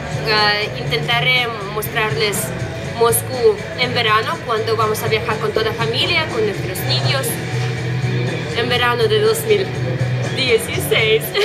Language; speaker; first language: Spanish; non-native, fluent; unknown